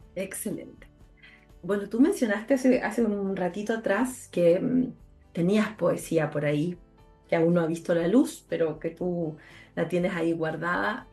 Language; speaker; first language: Spanish; native; Spanish